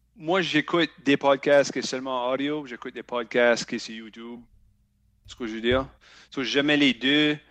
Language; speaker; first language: French; native; French